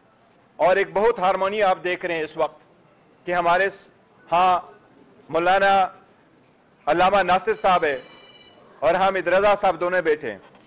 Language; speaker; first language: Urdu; non-native, local second language; Pashto